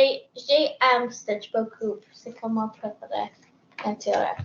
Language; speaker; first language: French; non-native, learner; English